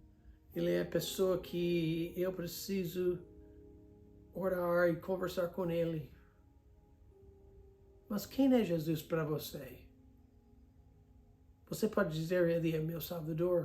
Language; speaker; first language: Portuguese; non-native, fluent; English